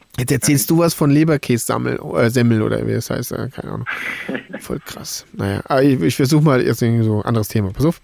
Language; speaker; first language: German; native; German